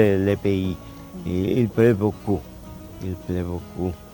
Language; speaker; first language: French; non-native, fluent; Spanish